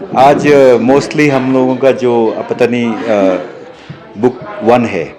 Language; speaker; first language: Hindi; non-native, local second language; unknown